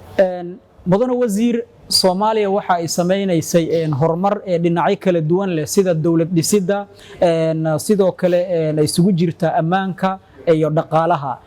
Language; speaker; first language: Somali; native; Somali